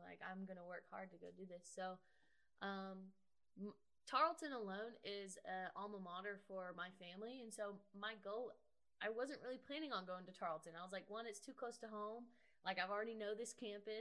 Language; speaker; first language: English; native; English